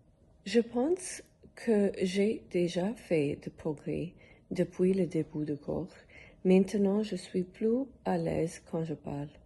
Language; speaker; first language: French; non-native, learner; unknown